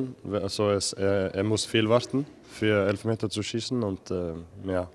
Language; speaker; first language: German; non-native, learner; Norwegian